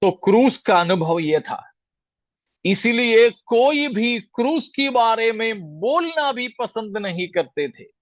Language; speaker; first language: Hindi; non-native, local second language; Malayalam